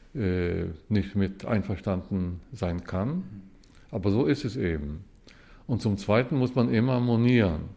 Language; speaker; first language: German; early bilingual, heritage; Hebrew